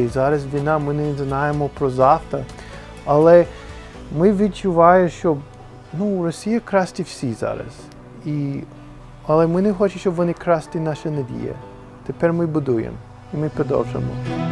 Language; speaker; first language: Ukrainian; non-native, learner; English